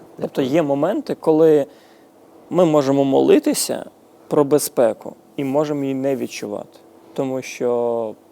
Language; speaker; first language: Ukrainian; native; Ukrainian